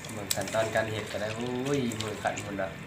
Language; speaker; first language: Thai; non-native, local second language; Northeastern Thai